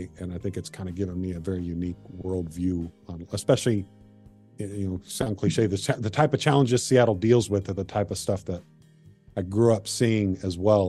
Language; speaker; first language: English; native; English